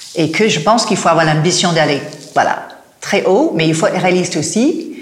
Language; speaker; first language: French; non-native, fluent; English